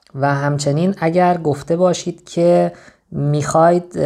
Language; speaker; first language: Persian; native; Persian